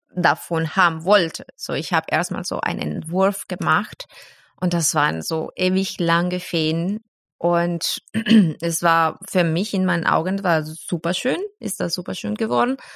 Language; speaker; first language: German; non-native, fluent; Spanish